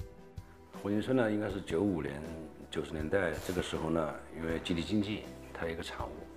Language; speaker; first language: Chinese; native; Chinese